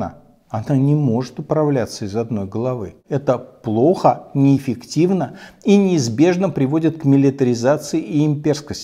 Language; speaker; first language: Russian; native; Russian